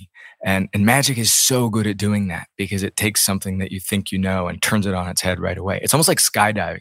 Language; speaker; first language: English; native; English